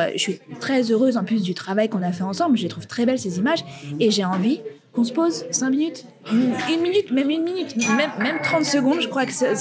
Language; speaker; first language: French; native; French